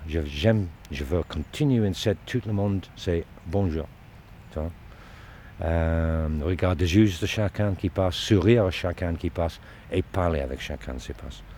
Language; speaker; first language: French; non-native, learner; Dutch